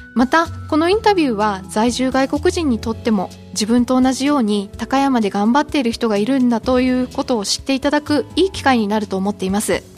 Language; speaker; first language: Japanese; native; Japanese